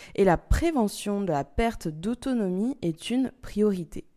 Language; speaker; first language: French; native; French